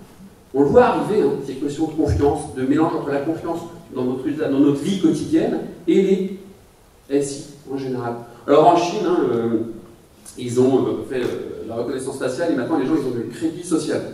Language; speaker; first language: French; native; French